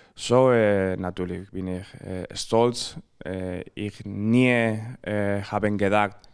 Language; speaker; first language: German; non-native, learner; Spanish